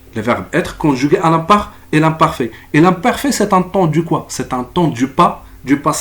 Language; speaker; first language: French; non-native, local second language; Arabic